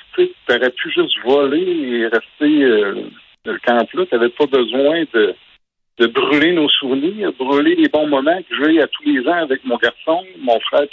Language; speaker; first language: French; native; French